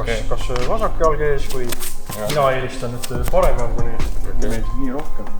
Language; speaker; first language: Estonian; native; Estonian